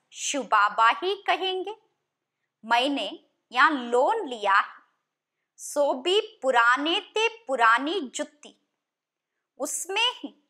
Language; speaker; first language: Hindi; non-native, local second language; Kannada